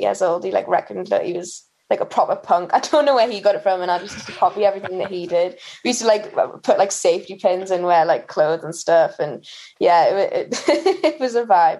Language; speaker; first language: English; native; English